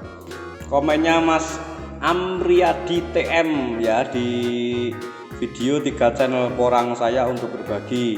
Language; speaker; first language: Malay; non-native, local second language; Javanese